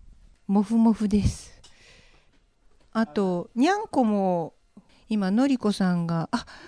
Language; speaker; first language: Japanese; native; Japanese